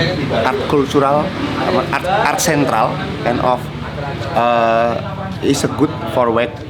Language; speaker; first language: English; non-native, learner; Indonesian